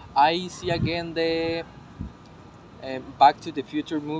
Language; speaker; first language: English; non-native, learner; Spanish